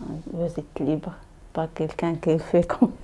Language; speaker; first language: French; non-native, learner; Arabic